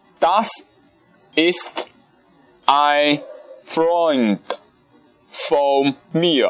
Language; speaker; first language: German; non-native, learner; Chinese